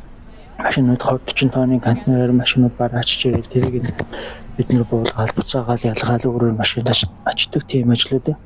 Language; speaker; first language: Mongolian; native; Mongolian